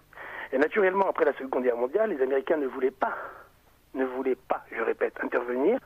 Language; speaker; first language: French; native; French